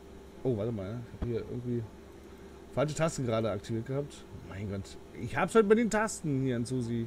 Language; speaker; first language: German; native; German